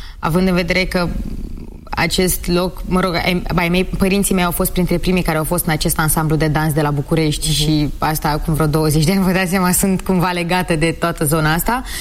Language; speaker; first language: Romanian; non-native, local second language; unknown